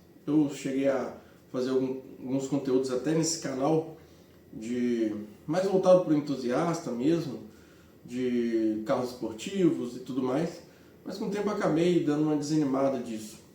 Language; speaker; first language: Portuguese; native; Portuguese